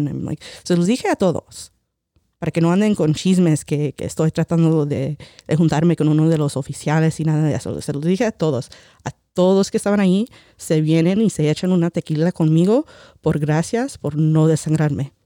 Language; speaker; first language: Spanish; early bilingual, heritage; Spanish